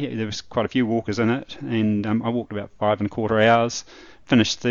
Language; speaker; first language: English; native; English